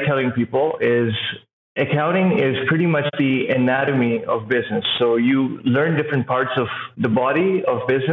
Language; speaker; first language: English; non-native, local second language; Urdu